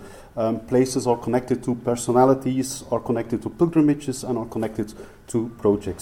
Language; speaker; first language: English; non-native, fluent; Dutch